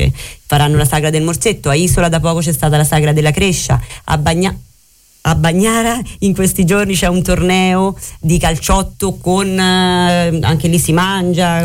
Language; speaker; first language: Italian; native; Italian